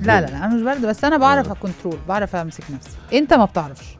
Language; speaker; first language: Arabic; native; Arabic